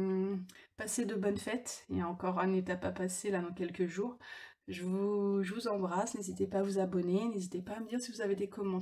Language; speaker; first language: French; native; French